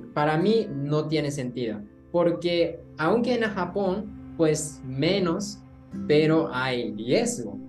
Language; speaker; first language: Spanish; non-native, learner; Japanese